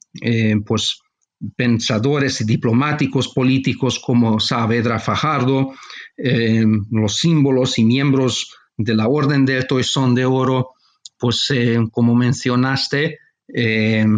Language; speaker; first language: Spanish; non-native, fluent; Hungarian